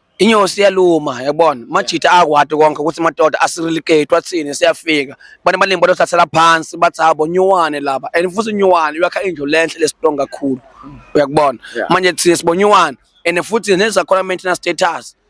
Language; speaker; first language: Zulu; non-native, local second language; Swati